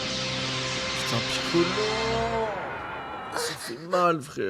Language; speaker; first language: French; native; French